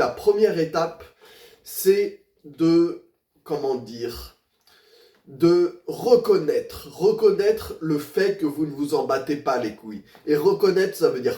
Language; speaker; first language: French; native; French